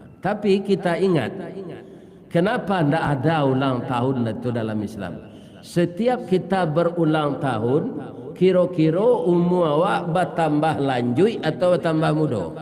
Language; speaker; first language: Malay; non-native, local second language; Minangkabau